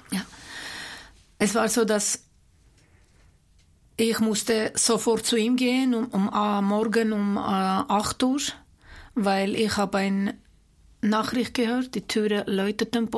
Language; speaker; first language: German; non-native, fluent; Armenian